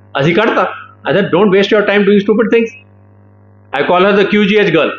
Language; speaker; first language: Hindi; non-native, local second language; Punjabi